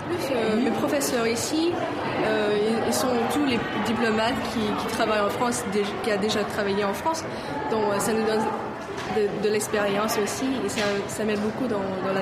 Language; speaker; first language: French; non-native, local second language; Vietnamese